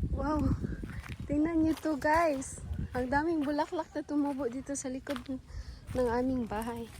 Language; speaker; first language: Filipino; native; Filipino